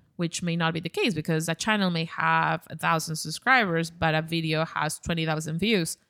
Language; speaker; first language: English; non-native, fluent; Spanish